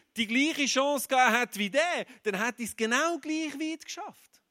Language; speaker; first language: German; native; German